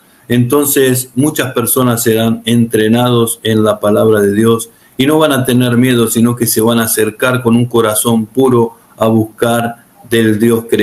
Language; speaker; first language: Spanish; non-native, fluent; Portuguese